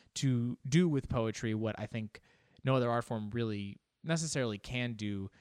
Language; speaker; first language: English; native; English